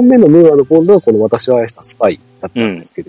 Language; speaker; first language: Japanese; native; Japanese